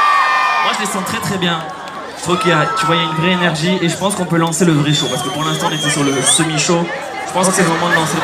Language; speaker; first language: French; native; French